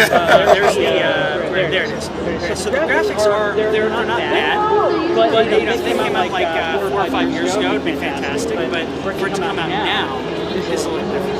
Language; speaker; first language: English; native; English